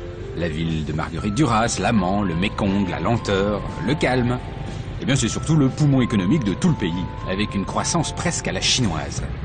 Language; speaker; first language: French; native; French